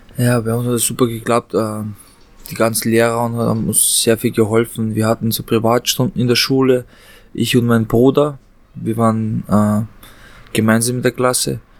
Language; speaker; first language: German; early bilingual, other home language; Chechen